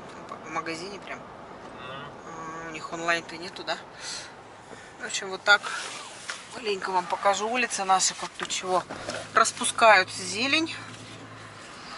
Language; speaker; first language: Russian; native; Russian